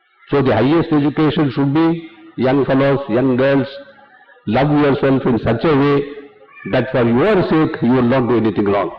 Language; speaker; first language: English; non-native, local second language; Tamil